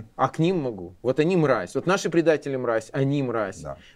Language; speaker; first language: Russian; native; Russian